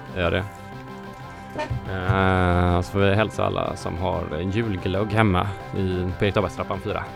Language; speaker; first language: Swedish; native; Swedish